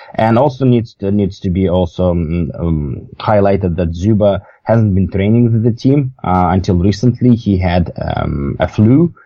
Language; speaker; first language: English; non-native, fluent; Russian